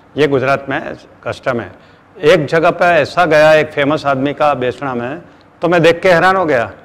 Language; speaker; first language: Hindi; non-native, local second language; Gujarati